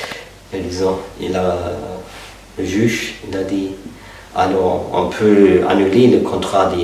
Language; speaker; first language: French; non-native, fluent; German